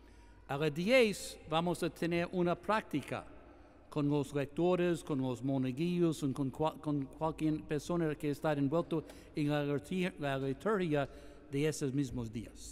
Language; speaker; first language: Spanish; non-native, fluent; English